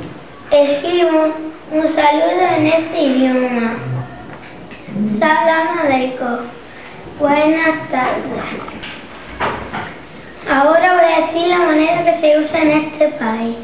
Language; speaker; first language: Spanish; early bilingual, other home language; Arabic